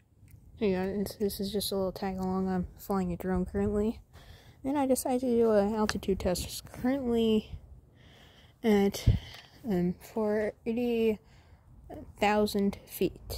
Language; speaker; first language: English; native; English